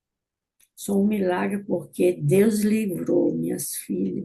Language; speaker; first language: Portuguese; native; Portuguese